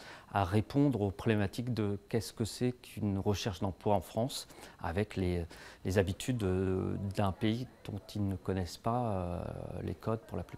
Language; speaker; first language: French; native; French